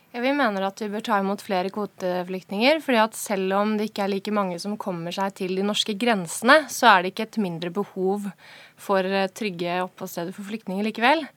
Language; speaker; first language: Norwegian; native; Norwegian